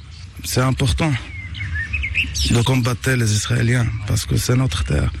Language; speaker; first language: French; non-native, local second language; Arabic